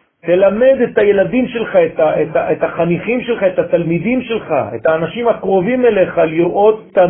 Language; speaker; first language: Hebrew; non-native, fluent; French